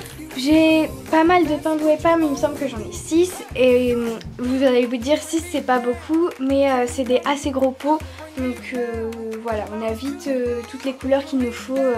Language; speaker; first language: French; native; French